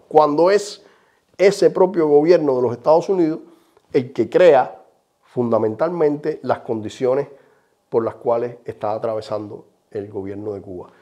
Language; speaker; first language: Spanish; native; Spanish